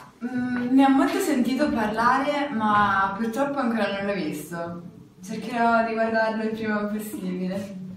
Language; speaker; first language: Italian; native; Italian